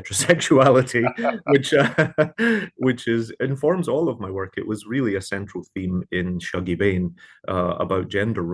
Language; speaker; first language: English; native; English